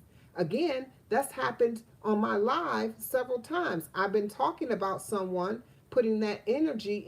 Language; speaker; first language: English; native; English